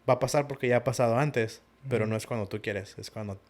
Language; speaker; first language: Spanish; early bilingual, heritage; Spanish